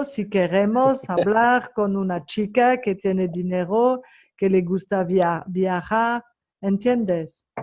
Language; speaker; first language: Spanish; non-native, fluent; French